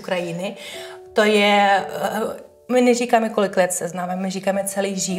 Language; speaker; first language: Czech; non-native, fluent; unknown